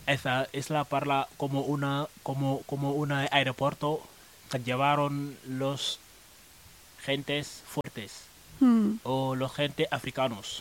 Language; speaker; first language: Spanish; non-native, learner; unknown